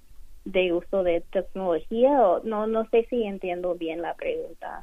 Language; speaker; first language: Spanish; non-native, fluent; English